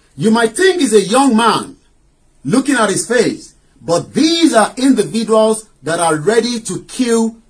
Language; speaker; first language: English; non-native, local second language; Yoruba